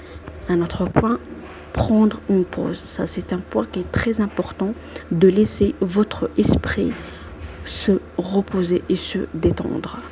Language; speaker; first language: French; non-native, local second language; Arabic